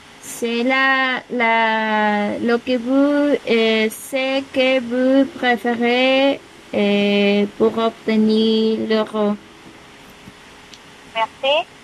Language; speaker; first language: French; non-native, learner; Spanish